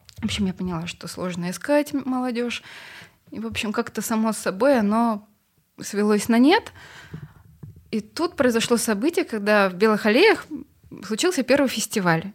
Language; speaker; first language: Russian; native; Russian